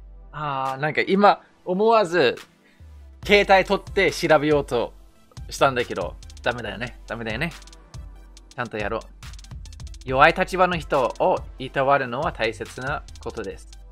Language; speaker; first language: Japanese; non-native, fluent; English